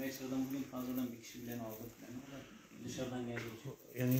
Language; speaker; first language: Turkish; native; Turkish